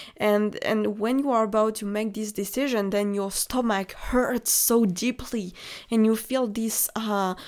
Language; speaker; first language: English; non-native, fluent; French